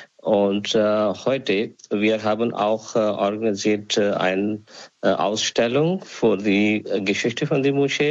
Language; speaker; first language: German; non-native, learner; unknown